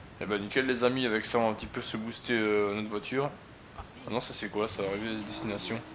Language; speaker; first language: French; native; French